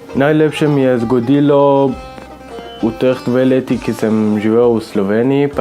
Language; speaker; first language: Slovenian; non-native, learner; Persian